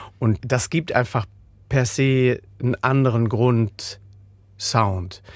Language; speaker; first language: German; native; German